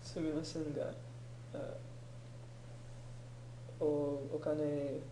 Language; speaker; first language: Japanese; non-native, learner; English